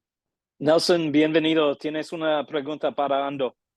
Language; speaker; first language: Spanish; non-native, learner; English